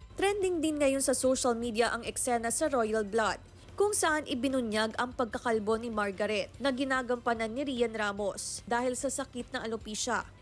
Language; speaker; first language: Filipino; native; Filipino